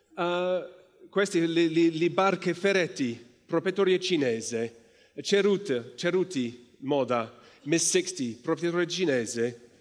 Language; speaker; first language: Italian; non-native, learner; English